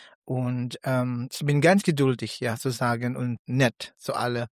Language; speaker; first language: German; non-native, learner; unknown